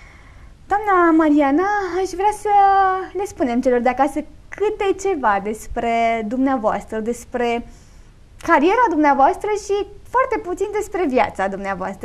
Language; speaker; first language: Romanian; native; Romanian